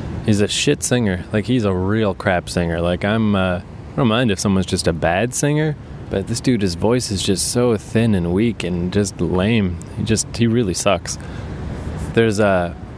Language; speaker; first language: English; native; English